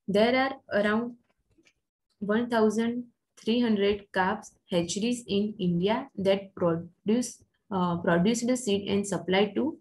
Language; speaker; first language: English; non-native, local second language; Gujarati